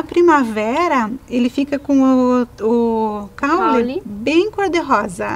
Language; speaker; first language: Portuguese; native; Portuguese